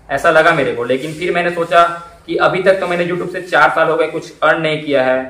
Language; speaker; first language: Hindi; native; Hindi